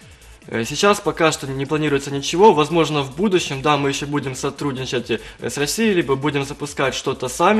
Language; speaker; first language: Russian; native; Russian